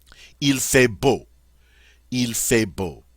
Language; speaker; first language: French; non-native, fluent; English